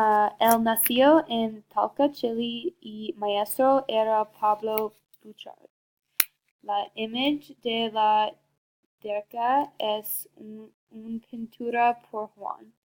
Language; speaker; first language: Spanish; non-native, learner; English